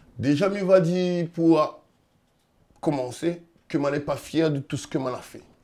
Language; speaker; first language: French; non-native, local second language; Réunion Creole French